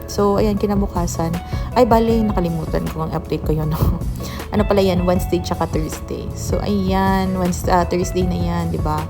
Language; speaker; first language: Filipino; non-native, local second language; Hiligaynon